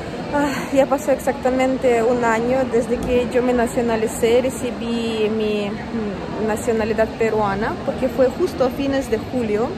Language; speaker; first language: Spanish; non-native, fluent; Russian